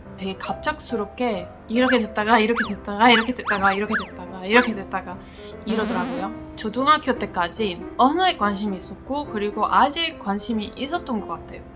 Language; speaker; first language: Korean; non-native, fluent; Italian